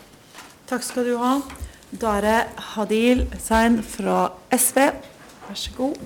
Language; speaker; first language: Norwegian; non-native, fluent; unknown